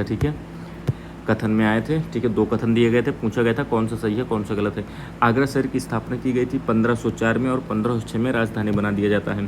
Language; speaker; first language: Hindi; native; Hindi